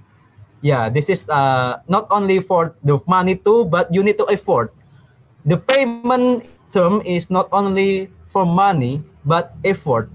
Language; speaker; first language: English; non-native, learner; Indonesian